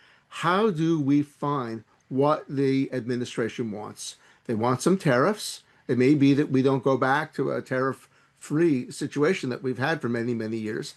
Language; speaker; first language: English; native; English